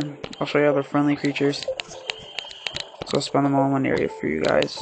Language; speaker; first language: English; native; English